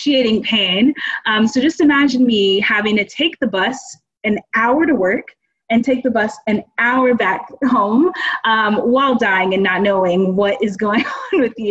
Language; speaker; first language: English; native; English